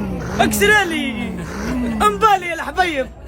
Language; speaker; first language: Arabic; native; Arabic